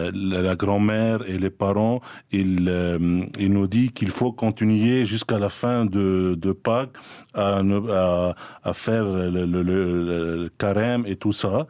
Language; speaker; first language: French; non-native, fluent; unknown